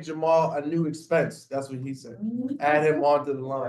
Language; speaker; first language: English; native; English